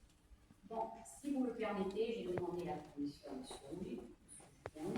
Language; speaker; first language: French; native; French